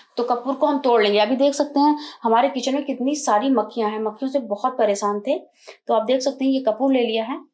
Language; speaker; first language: Hindi; native; Hindi